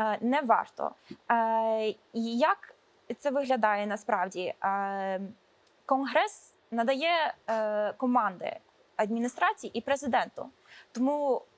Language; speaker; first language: Ukrainian; early bilingual, heritage; Ukrainian